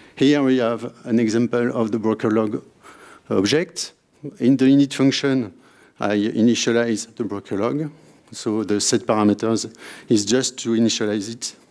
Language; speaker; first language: English; non-native, fluent; French